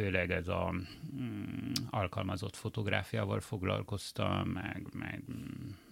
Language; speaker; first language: Hungarian; early bilingual, heritage; Hungarian